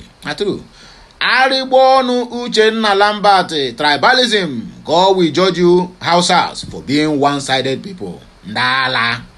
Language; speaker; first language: English; non-native, local second language; Igbo